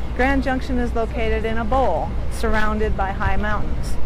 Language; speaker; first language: English; native; English